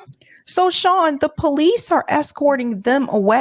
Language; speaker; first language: English; native; English